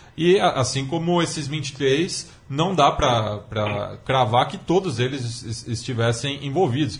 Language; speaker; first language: Portuguese; native; Portuguese